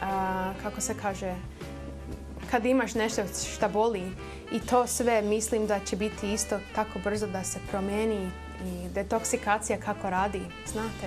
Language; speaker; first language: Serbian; early bilingual, heritage; Serbian